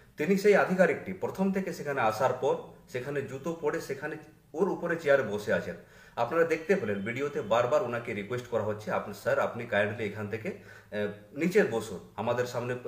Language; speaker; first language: Bangla; non-native, local second language; Santali